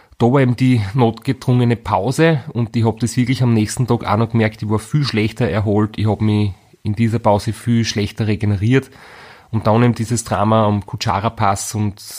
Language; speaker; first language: German; native; German